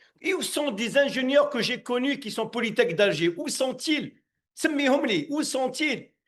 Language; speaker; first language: French; non-native, local second language; Arabic